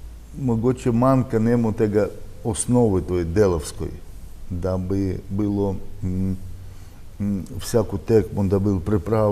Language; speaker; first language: Slovenian; non-native, learner; Russian